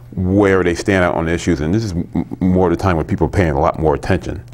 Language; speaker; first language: English; native; English